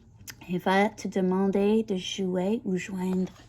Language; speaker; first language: French; non-native, learner; English